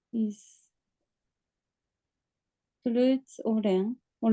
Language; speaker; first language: English; non-native, learner; Japanese